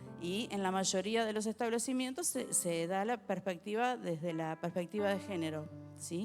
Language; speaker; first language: Spanish; native; Spanish